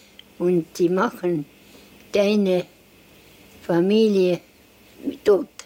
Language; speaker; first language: German; non-native, learner; Estonian